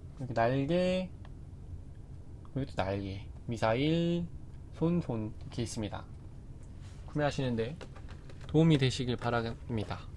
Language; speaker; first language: Korean; native; Korean